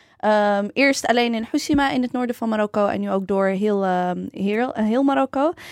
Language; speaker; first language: Dutch; early bilingual, other home language; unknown